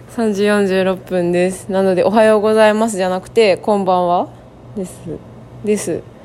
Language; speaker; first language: Japanese; native; Japanese